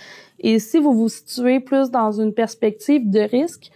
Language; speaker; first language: French; native; French